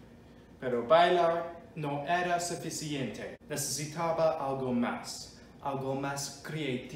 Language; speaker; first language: Spanish; non-native, learner; English